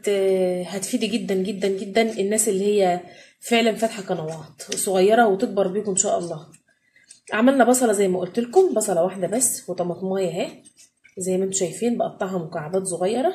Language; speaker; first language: Arabic; native; Arabic